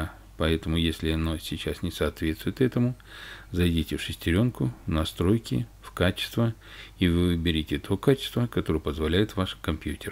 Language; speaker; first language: Russian; native; Russian